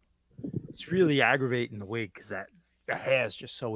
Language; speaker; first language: English; native; English